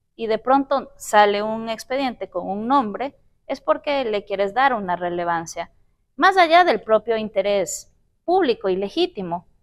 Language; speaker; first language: Spanish; native; Spanish